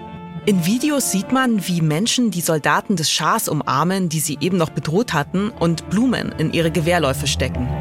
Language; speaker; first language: German; native; German